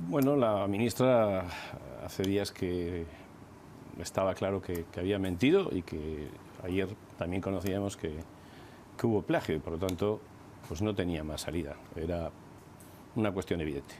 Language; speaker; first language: Spanish; native; Spanish